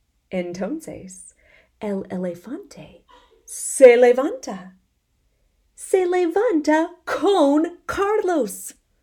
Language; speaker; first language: Spanish; non-native, fluent; English